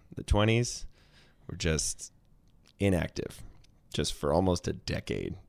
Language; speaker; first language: English; native; English